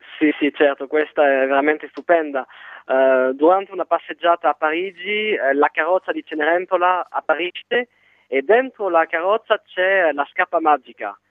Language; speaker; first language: Italian; non-native, fluent; French